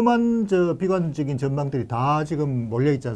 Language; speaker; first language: Korean; native; Korean